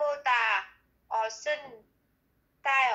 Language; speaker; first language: Korean; non-native, learner; Vietnamese